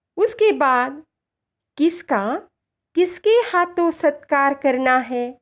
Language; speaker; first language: Hindi; non-native, local second language; Marathi